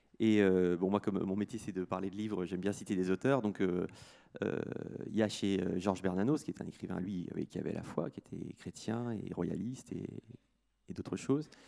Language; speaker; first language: French; native; French